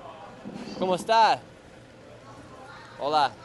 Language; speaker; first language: Spanish; non-native, learner; English